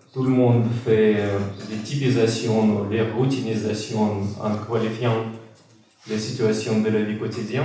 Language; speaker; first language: French; non-native, fluent; Russian